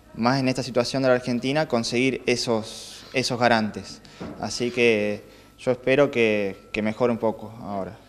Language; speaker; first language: Spanish; native; Spanish